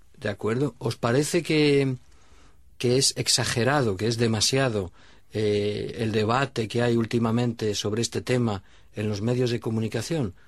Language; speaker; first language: Spanish; native; Spanish